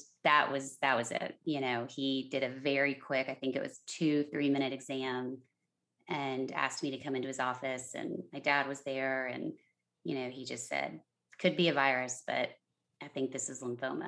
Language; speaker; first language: English; native; English